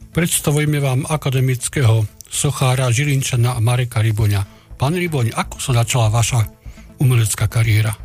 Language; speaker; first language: Slovak; native; Slovak